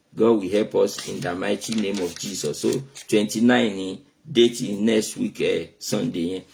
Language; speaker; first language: English; non-native, local second language; Yoruba